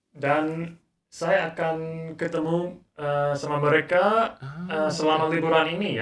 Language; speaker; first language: Indonesian; non-native, learner; English